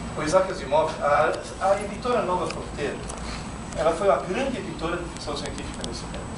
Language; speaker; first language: Portuguese; non-native, fluent; Italian